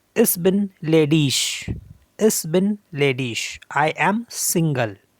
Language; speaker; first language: German; non-native, learner; Hindi